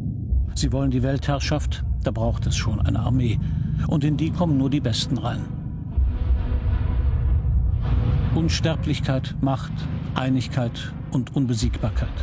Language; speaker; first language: German; native; German